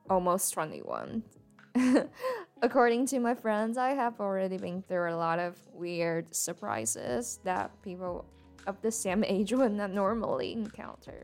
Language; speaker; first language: English; non-native, fluent; Chinese